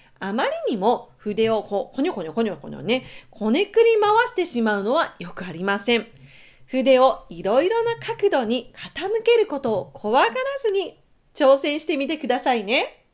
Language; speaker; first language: Japanese; native; Japanese